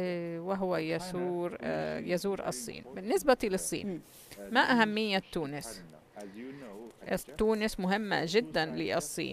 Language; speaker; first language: Arabic; non-native, fluent; Chinese